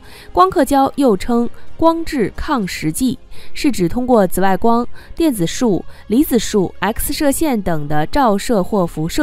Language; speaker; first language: Chinese; native; Chinese